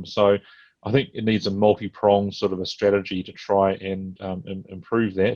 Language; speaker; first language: English; native; English